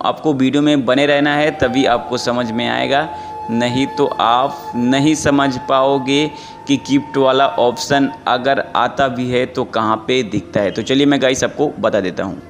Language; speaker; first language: Hindi; native; Hindi